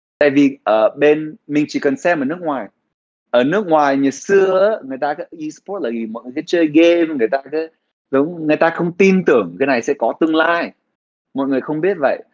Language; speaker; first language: Vietnamese; early bilingual, heritage; Vietnamese